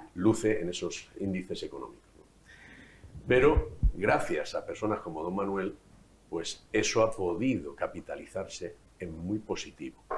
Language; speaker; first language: Spanish; native; Spanish